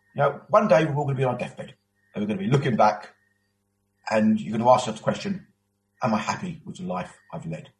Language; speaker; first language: English; native; English